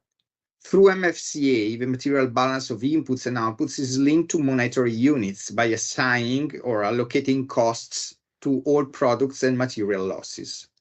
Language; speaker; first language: English; non-native, fluent; Italian